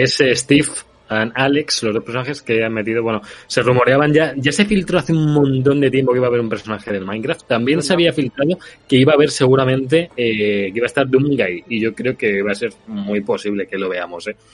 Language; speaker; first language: Spanish; native; Spanish